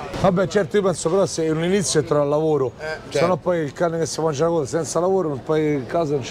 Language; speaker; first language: Italian; native; Italian